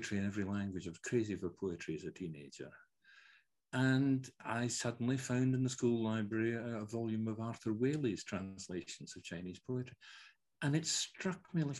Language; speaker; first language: English; early bilingual, other home language; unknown